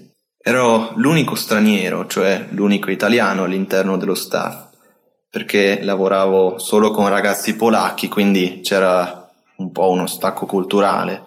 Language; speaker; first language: Italian; native; Italian